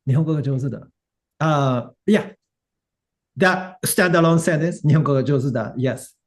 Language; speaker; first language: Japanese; non-native, fluent; English